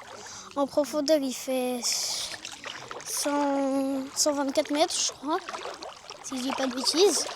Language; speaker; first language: French; native; French